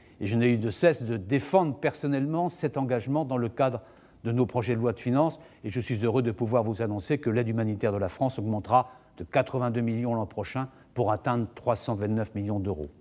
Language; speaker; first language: French; native; French